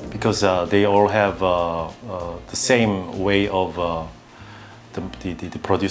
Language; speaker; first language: English; non-native, learner; Korean